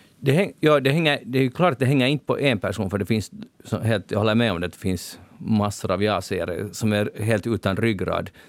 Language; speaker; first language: Swedish; native; Swedish